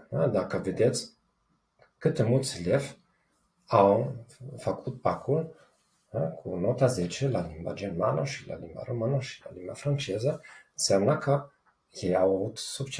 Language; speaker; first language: Romanian; non-native, fluent; German